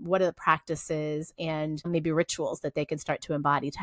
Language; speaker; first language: English; native; English